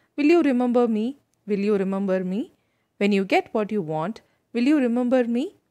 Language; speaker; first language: English; non-native, local second language; Tamil